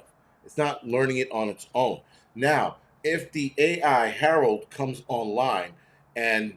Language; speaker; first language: English; native; English